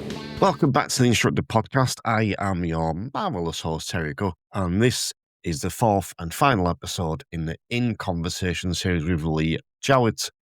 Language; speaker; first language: English; native; English